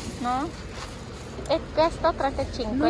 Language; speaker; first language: Italian; non-native, learner; Filipino